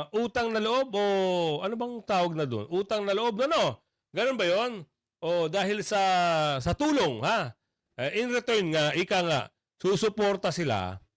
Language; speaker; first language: Filipino; native; Filipino